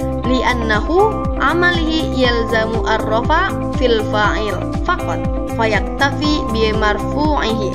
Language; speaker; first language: Arabic; non-native, learner; Indonesian